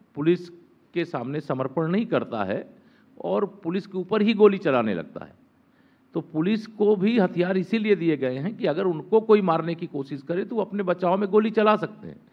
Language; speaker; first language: Hindi; native; Hindi